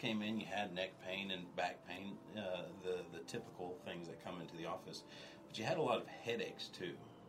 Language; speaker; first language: English; native; English